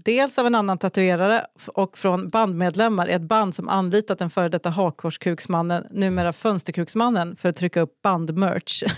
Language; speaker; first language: Swedish; native; Swedish